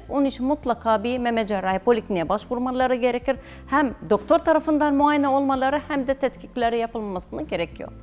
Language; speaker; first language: Turkish; non-native, fluent; Arabic